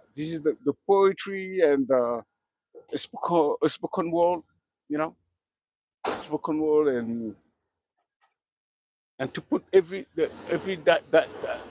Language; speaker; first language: English; non-native, learner; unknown